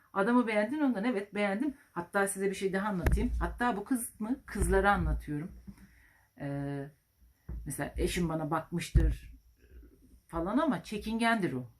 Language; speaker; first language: Turkish; native; Turkish